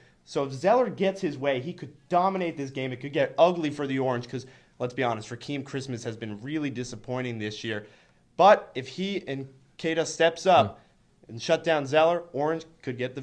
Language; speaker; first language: English; native; English